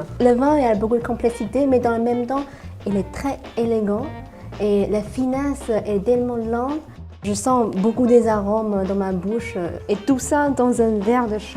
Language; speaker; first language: French; non-native, fluent; Chinese